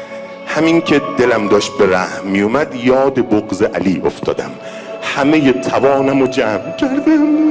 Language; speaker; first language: Persian; native; Persian